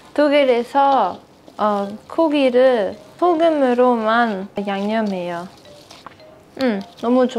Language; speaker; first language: Korean; non-native, learner; German